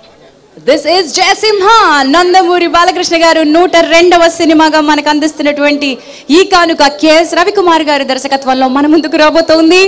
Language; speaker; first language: Telugu; native; Telugu